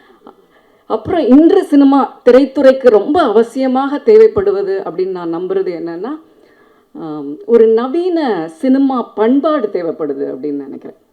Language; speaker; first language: Tamil; native; Tamil